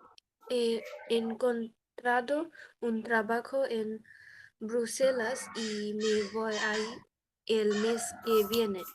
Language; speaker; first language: Spanish; non-native, learner; Bangla